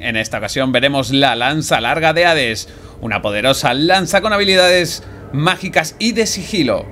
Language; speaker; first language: Spanish; native; Spanish